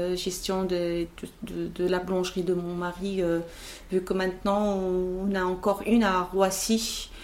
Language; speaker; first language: French; non-native, local second language; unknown